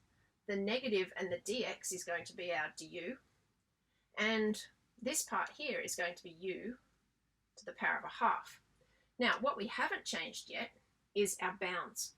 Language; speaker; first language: English; native; English